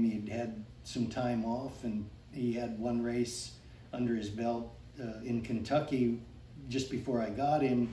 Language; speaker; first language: English; native; English